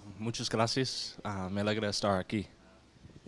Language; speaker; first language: Spanish; non-native, learner; English